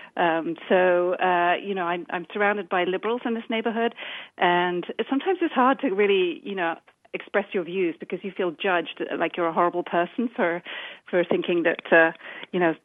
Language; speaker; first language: English; native; English